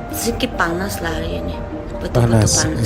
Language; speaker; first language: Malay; non-native, fluent; Indonesian